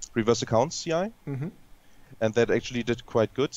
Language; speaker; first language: English; non-native, fluent; German